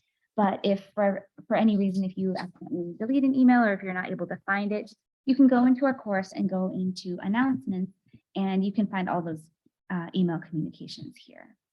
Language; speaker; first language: English; native; English